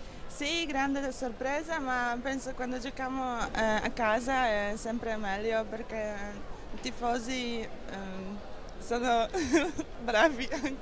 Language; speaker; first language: Italian; non-native, learner; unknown